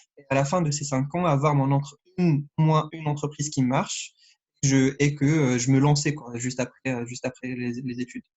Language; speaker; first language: French; non-native, local second language; Arabic